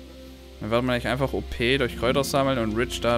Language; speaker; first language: German; native; German